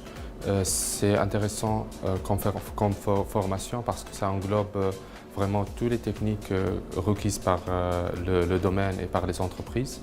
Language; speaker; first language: French; non-native, local second language; Arabic